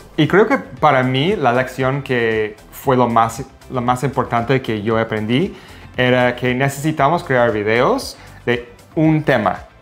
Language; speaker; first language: Spanish; non-native, fluent; English